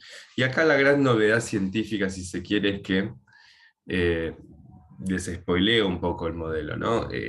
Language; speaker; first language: Spanish; native; Spanish